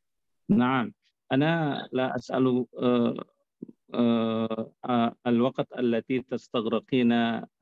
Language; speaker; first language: Arabic; non-native, learner; Indonesian